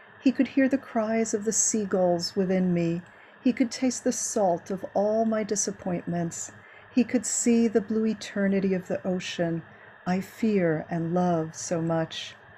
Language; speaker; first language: English; early bilingual, other home language; Spanish